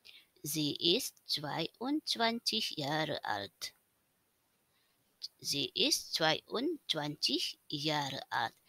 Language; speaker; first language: German; non-native, fluent; Indonesian